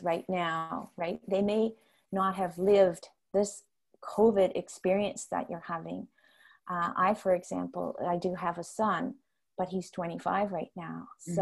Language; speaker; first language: English; non-native, fluent; Dutch